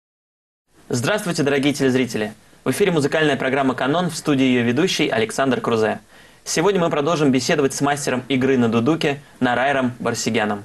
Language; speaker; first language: Russian; native; Russian